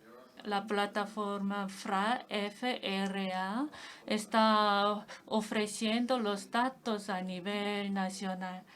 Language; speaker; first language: Spanish; non-native, fluent; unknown